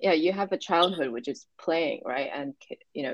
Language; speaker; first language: English; non-native, local second language; Cantonese